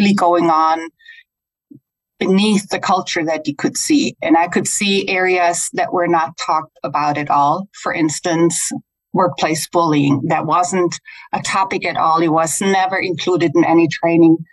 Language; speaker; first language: English; non-native, fluent; German